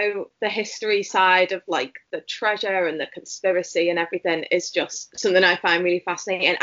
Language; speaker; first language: English; native; English